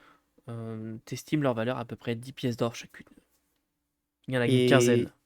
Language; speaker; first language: French; native; French